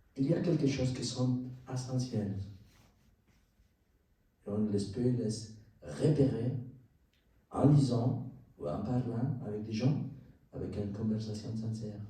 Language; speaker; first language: French; non-native, learner; Spanish